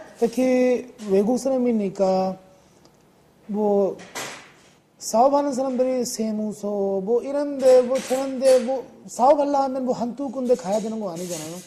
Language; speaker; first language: Korean; non-native, fluent; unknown